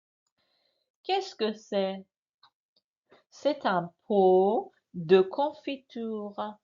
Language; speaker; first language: French; non-native, fluent; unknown